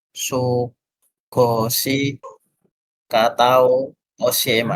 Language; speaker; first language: Japanese; non-native, learner; Indonesian